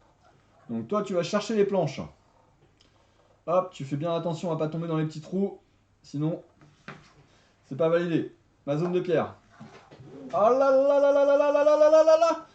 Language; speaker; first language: French; native; French